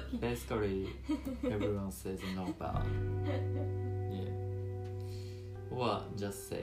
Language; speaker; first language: English; non-native, learner; Japanese